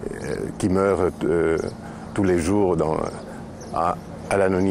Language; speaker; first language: French; non-native, fluent; Greek